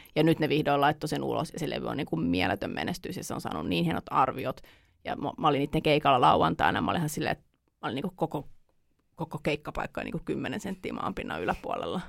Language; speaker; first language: Finnish; native; Finnish